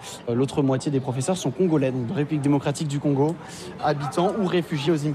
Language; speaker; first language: French; native; French